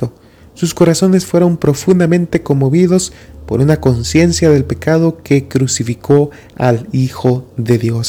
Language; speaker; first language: Spanish; native; Spanish